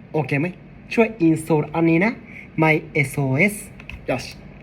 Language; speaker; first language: Thai; non-native, learner; Japanese